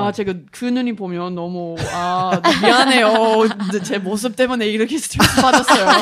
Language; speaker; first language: Korean; non-native, learner; English